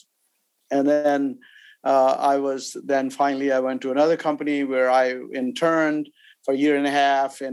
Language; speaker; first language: English; non-native, local second language; Urdu